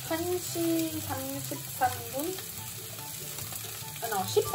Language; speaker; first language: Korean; non-native, learner; French